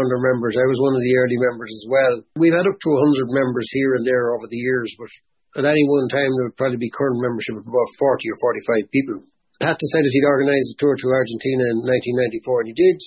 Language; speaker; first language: English; native; English